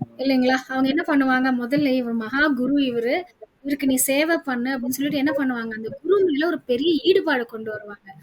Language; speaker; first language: Tamil; non-native, local second language; Hindi